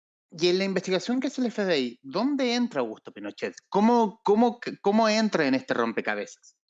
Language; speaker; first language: Spanish; native; Spanish